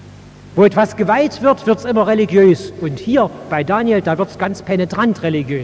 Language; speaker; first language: German; native; German